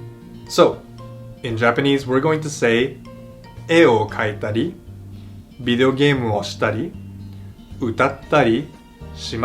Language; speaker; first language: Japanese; non-native, learner; Filipino